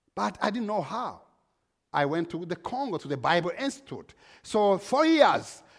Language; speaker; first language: English; non-native, local second language; Kinyarwanda